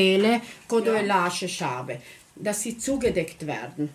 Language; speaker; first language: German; non-native, local second language; Romany